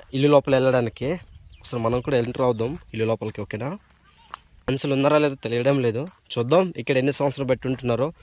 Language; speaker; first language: Telugu; non-native, local second language; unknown